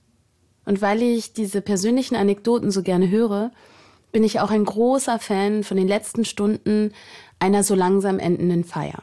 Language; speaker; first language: German; native; German